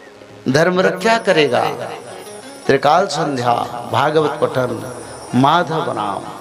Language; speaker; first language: Hindi; non-native, local second language; Odia